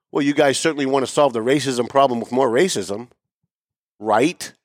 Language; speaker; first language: English; native; English